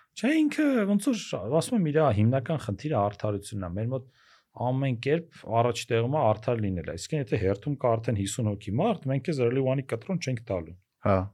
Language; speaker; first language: Armenian; native; Armenian